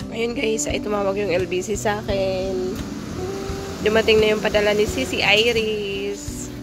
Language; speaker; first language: Filipino; native; Filipino